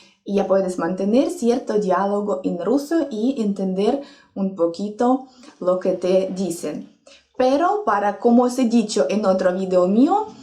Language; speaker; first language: Spanish; non-native, fluent; Russian